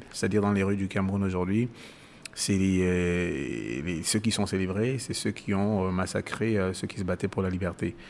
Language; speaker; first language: French; non-native, local second language; Basaa